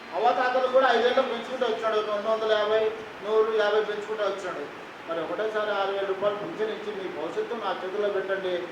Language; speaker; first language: Telugu; native; Telugu